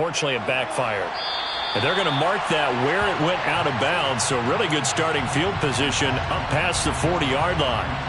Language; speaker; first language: English; native; English